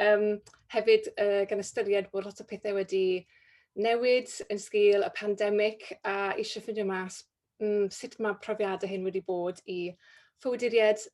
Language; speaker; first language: Welsh; native; Welsh